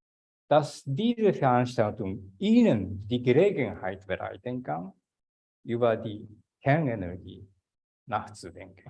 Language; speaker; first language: German; non-native, fluent; Japanese